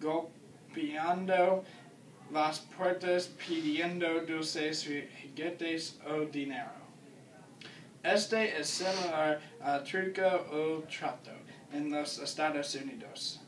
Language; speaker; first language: Spanish; non-native, learner; English